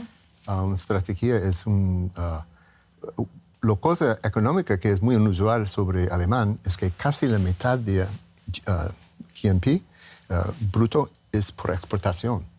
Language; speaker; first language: Spanish; non-native, learner; English